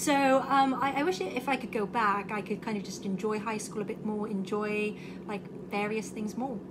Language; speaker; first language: English; early bilingual, other home language; Korean